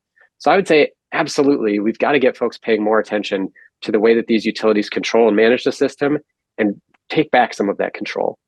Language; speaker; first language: English; native; English